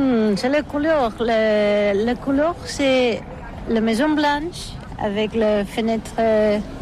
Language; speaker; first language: French; non-native, learner; Catalan